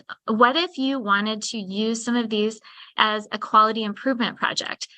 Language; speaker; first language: English; native; English